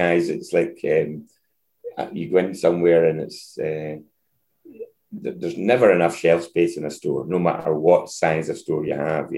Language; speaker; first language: English; native; English